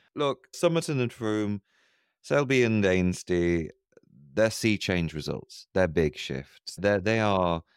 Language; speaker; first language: English; native; English